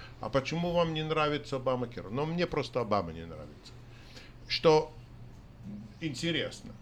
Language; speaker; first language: Russian; non-native, fluent; English